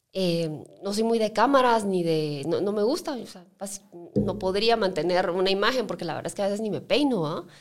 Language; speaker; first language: Spanish; native; Spanish